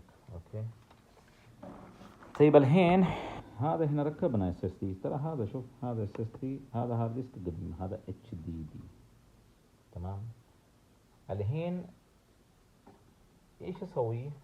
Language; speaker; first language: Arabic; non-native, learner; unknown